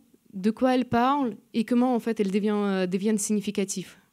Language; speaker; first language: French; native; French